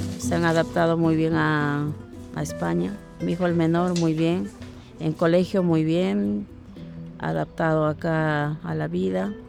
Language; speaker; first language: Spanish; native; Spanish